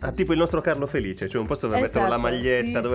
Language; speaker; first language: Italian; native; Italian